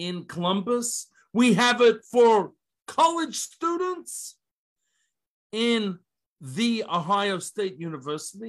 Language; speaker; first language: English; native; English